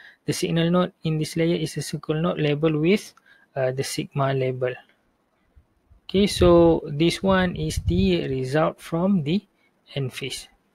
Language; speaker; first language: English; non-native, local second language; Malay